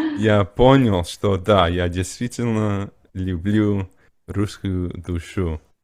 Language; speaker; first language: Russian; non-native, fluent; English